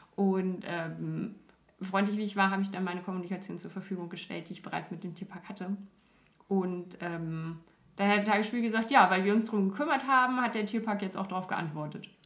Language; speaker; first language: German; native; German